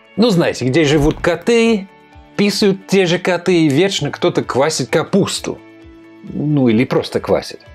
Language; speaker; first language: Russian; non-native, fluent; English